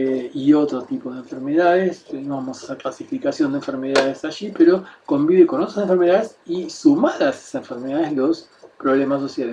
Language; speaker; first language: Spanish; native; Spanish